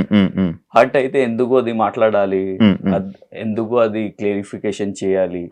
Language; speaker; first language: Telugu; non-native, learner; Hindi